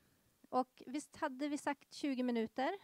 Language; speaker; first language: Swedish; native; Swedish